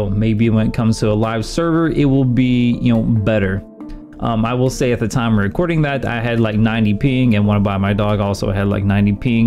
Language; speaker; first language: English; native; English